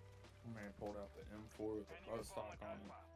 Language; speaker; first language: English; native; English